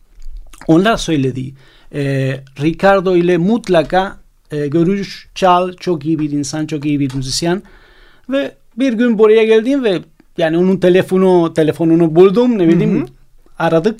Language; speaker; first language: Turkish; non-native, fluent; Spanish